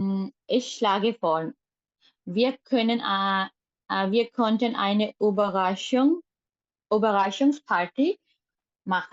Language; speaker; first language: German; non-native, learner; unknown